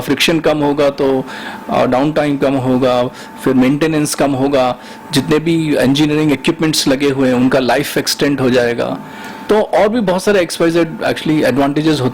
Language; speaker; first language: Hindi; native; Hindi